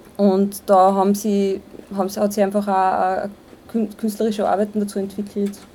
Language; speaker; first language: German; native; German